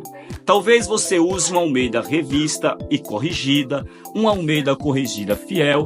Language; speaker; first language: Portuguese; native; Portuguese